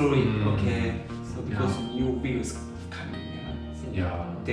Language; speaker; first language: English; non-native, learner; Japanese